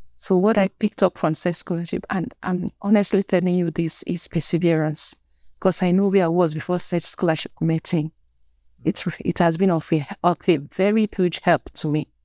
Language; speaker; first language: English; non-native, local second language; Igbo